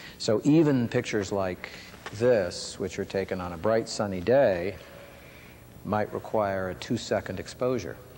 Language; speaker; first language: English; native; English